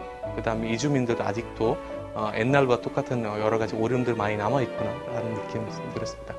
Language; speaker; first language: Korean; non-native, fluent; Bangla